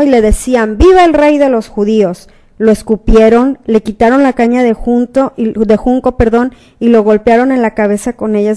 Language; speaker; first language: Spanish; native; Spanish